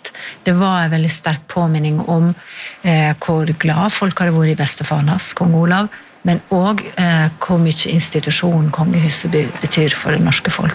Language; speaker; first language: Norwegian; native; Norwegian